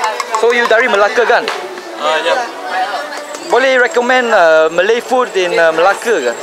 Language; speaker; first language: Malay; non-native, local second language; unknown